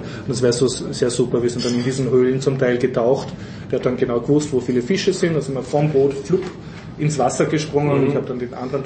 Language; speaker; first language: German; native; German